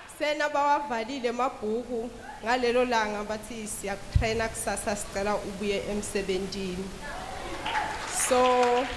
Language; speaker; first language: Zulu; non-native, local second language; Swati